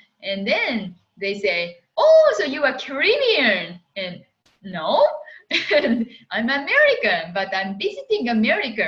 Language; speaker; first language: English; non-native, fluent; Japanese